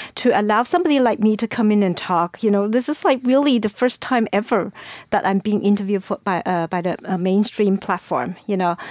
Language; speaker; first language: English; non-native, fluent; Chinese